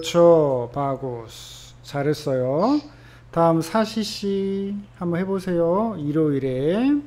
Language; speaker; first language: Korean; native; Korean